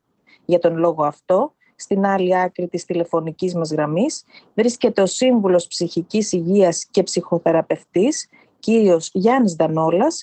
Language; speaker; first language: Greek; native; Greek